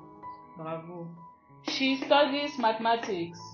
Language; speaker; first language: English; non-native, fluent; French